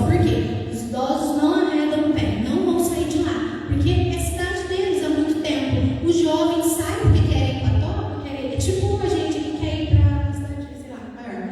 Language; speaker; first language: Portuguese; native; Portuguese